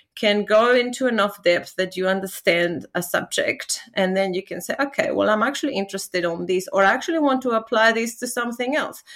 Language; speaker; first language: English; non-native, fluent; Spanish